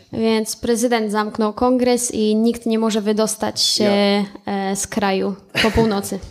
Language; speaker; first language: Polish; native; Polish